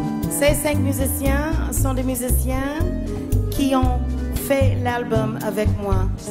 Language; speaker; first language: French; non-native, fluent; English